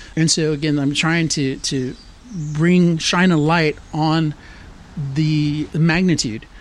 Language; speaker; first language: English; native; English